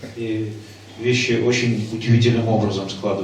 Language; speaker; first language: Russian; native; Russian